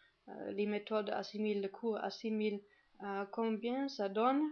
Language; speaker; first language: French; non-native, fluent; German